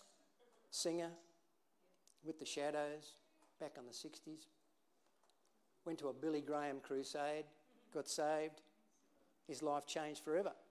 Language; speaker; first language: English; native; English